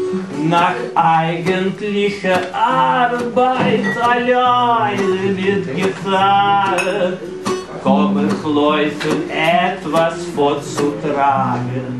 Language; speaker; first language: German; non-native, fluent; Russian